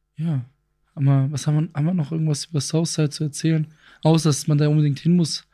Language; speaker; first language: German; early bilingual, other home language; Greek